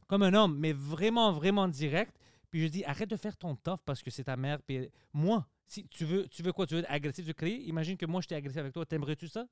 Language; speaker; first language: French; early bilingual, other home language; Greek